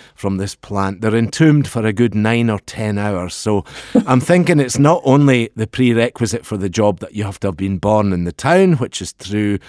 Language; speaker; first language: English; native; English